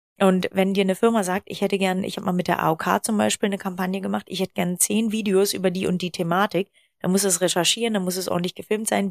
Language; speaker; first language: German; native; German